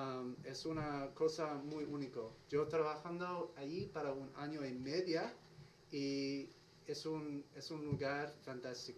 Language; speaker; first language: Spanish; non-native, learner; English